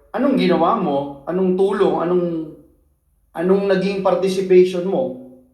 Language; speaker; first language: Filipino; native; Filipino